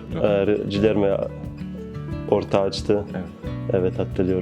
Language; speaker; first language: Turkish; non-native, fluent; Bosnian